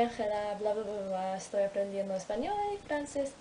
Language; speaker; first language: Spanish; non-native, learner; English